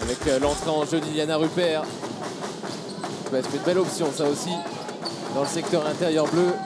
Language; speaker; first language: French; native; French